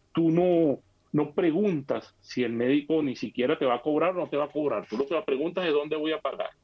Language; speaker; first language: Spanish; native; Spanish